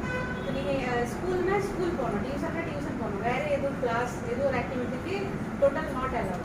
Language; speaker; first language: Tamil; non-native, learner; Bangla